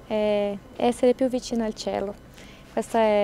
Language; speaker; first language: Italian; non-native, fluent; Portuguese